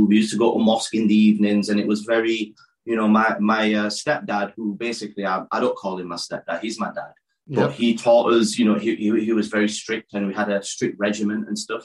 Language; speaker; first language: English; native; English